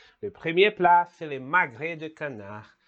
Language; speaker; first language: French; non-native, learner; Portuguese